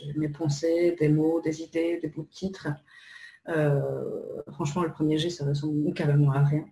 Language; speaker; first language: French; non-native, fluent; Polish